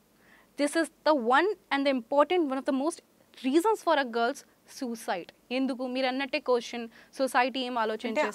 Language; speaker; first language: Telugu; non-native, local second language; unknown